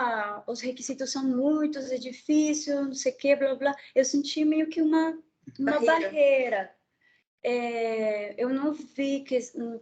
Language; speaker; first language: Portuguese; non-native, fluent; Spanish